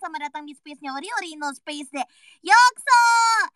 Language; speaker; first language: Japanese; non-native, learner; Indonesian